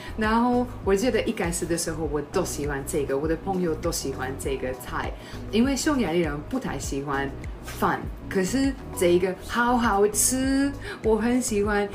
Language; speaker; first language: Chinese; non-native, learner; Hungarian